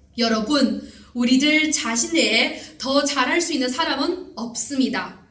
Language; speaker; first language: Korean; non-native, fluent; Chinese